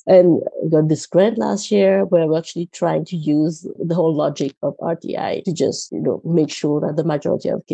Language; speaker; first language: English; non-native, fluent; Morisyen